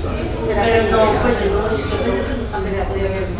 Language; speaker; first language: Spanish; native; Spanish